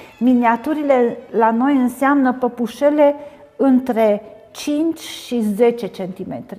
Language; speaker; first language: Romanian; non-native, local second language; Hungarian